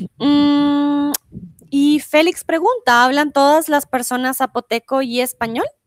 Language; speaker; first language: Spanish; native; Spanish